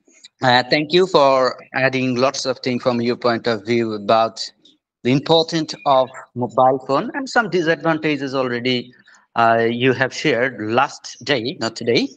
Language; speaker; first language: English; non-native, fluent; Bangla